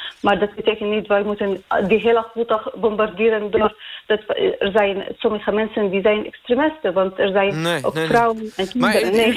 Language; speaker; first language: Dutch; non-native, learner; Arabic